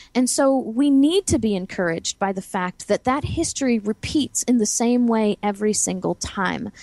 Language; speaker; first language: English; native; English